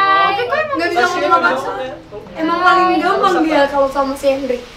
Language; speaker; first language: Indonesian; native; Indonesian